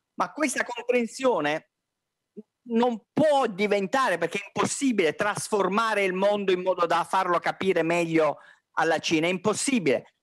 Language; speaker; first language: Italian; native; Italian